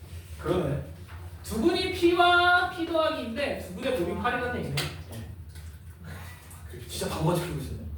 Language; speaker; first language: Korean; native; Korean